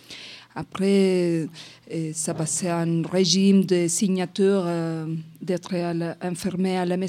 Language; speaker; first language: French; non-native, fluent; Spanish